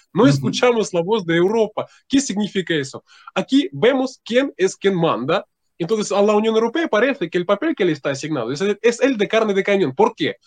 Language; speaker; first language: Spanish; non-native, fluent; Russian